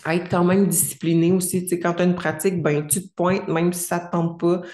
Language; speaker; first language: French; native; French